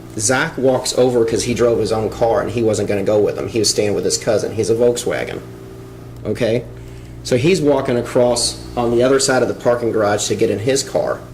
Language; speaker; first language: English; native; English